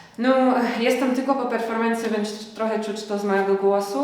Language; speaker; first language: Polish; non-native, fluent; Ukrainian